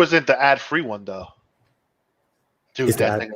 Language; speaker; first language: English; native; English